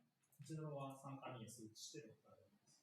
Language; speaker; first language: Japanese; native; Japanese